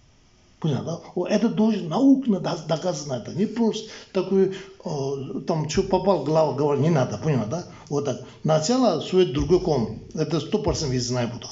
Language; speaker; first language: Russian; non-native, learner; Tibetan